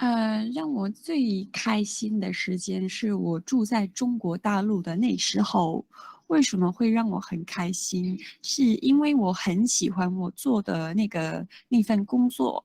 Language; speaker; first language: Chinese; non-native, fluent; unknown